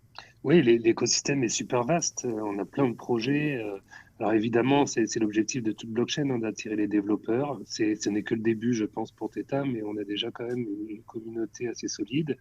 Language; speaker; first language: French; native; French